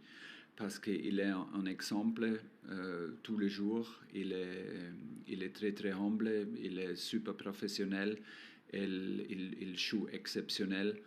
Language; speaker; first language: French; non-native, learner; German